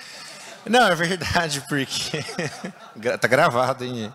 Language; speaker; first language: Portuguese; native; Portuguese